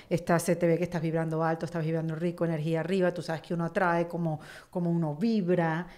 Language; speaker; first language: Spanish; native; Spanish